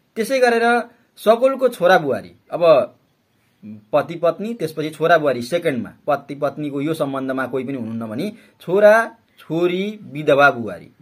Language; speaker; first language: Nepali; native; Nepali